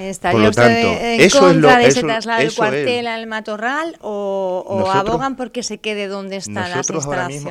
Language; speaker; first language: Spanish; native; Spanish